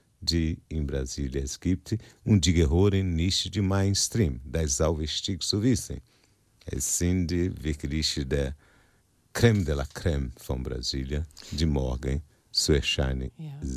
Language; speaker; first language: German; non-native, learner; Portuguese